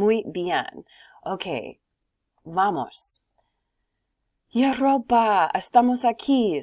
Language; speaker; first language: Spanish; non-native, learner; English